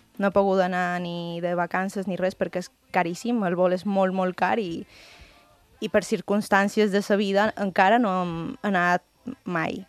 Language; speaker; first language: Catalan; early bilingual, other home language; Spanish